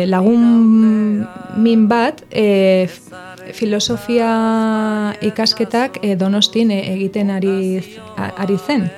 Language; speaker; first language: Basque; non-native, local second language; Spanish